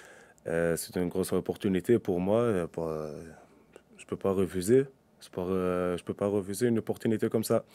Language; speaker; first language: French; non-native, local second language; Arabic